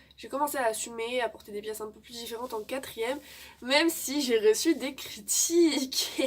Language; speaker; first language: French; native; French